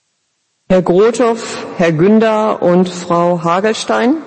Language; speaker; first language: German; native; German